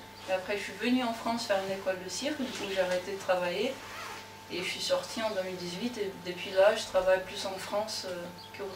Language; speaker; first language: French; non-native, fluent; Portuguese